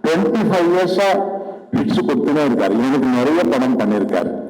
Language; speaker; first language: Tamil; non-native, local second language; Telugu